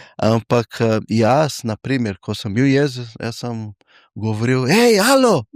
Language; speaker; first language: Slovenian; non-native, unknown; Portuguese